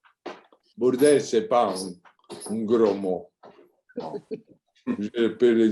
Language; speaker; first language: French; non-native, learner; Italian